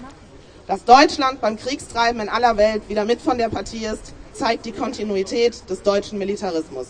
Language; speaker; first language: German; native; German